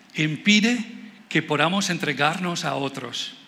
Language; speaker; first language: Spanish; non-native, fluent; Dutch